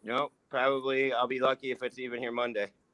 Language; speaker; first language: English; native; English